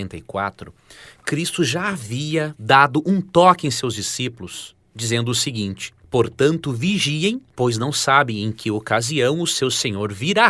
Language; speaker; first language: Portuguese; native; Portuguese